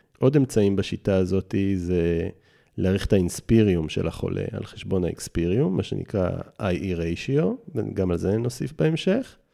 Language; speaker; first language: Hebrew; native; Hebrew